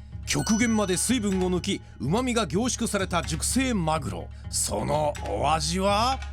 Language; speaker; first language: Japanese; native; Japanese